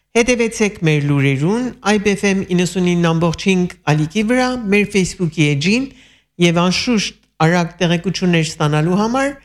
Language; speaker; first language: Armenian; early bilingual, heritage; Armenian